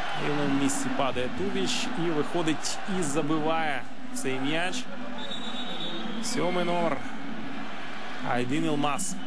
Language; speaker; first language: Ukrainian; native; Ukrainian